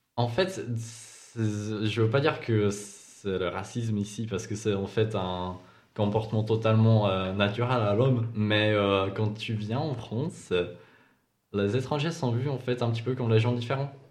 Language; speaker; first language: French; non-native, fluent; Czech